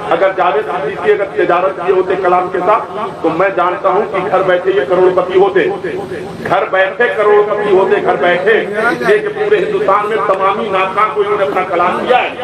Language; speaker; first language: Urdu; native; Urdu